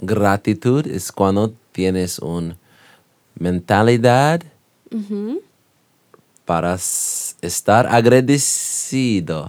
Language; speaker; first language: Spanish; non-native, learner; English